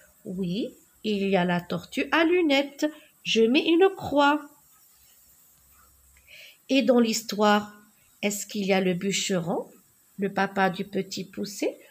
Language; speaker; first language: French; non-native, local second language; Arabic